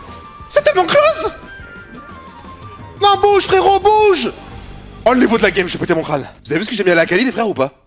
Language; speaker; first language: French; native; French